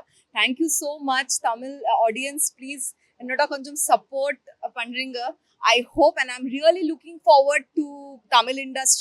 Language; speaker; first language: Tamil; non-native, learner; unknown